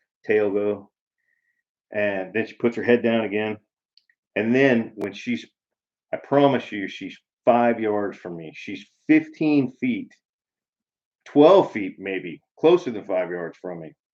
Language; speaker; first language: English; native; English